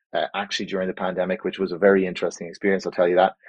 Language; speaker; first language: English; native; English